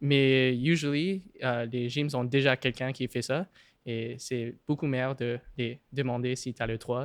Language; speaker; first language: French; non-native, local second language; English